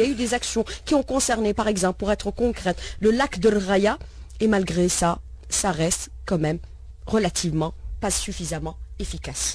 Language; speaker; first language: French; non-native, local second language; Arabic